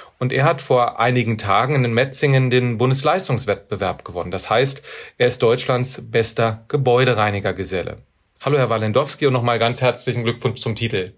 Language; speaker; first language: German; native; German